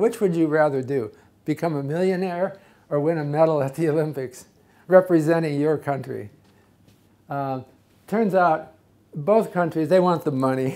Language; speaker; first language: English; native; English